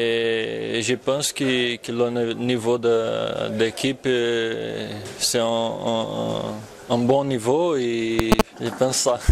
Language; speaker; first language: French; non-native, fluent; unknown